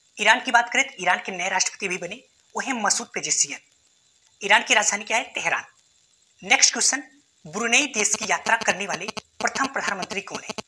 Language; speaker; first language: Hindi; native; Hindi